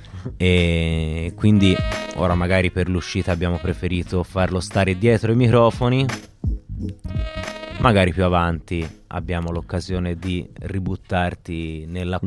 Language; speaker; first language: Italian; native; Italian